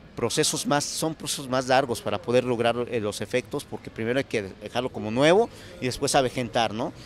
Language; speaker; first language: Spanish; native; Spanish